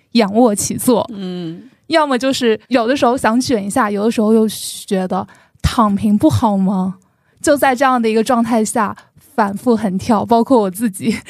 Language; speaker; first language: Chinese; native; Chinese